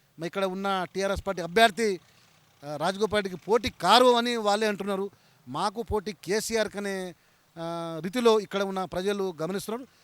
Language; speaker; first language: Telugu; non-native, local second language; Lambadi